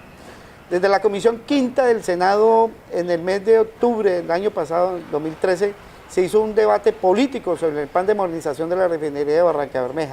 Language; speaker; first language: Spanish; native; Spanish